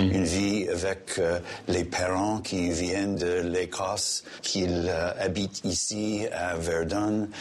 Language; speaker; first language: French; non-native, local second language; English